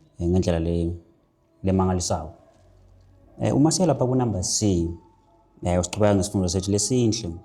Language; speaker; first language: Zulu; non-native, local second language; Swati